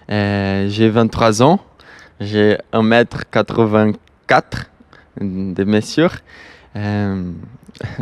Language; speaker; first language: French; non-native, learner; Portuguese